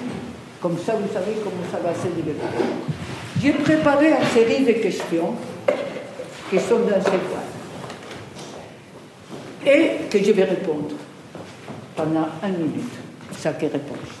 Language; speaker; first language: French; non-native, fluent; Spanish